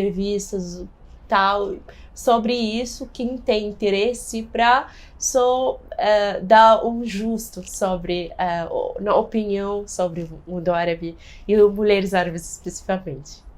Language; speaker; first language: Portuguese; non-native, fluent; Arabic